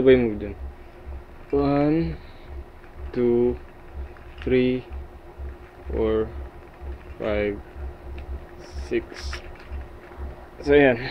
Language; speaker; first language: Filipino; native; Filipino